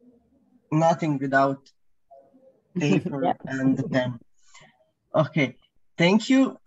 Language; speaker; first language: English; non-native, fluent; Croatian